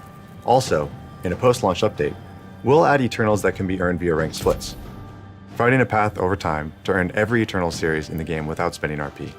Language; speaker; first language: English; native; English